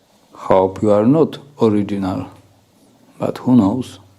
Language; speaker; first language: English; non-native, learner; Polish